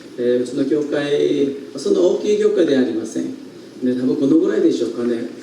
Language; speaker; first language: Japanese; non-native, fluent; Korean